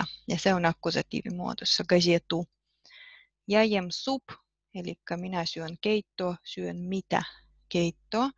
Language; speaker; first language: Finnish; non-native, fluent; Russian